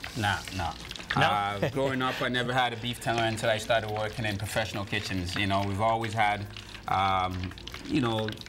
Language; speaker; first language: English; native; English